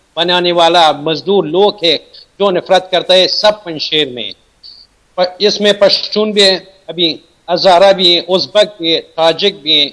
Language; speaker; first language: Hindi; non-native, fluent; Persian